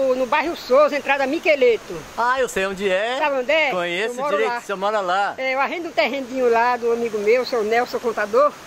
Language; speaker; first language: Portuguese; native; Portuguese